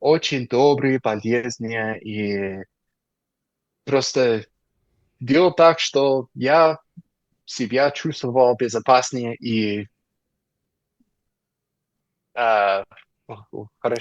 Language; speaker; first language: Russian; non-native, learner; English